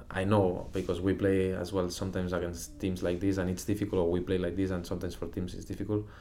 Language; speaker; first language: English; non-native, fluent; Spanish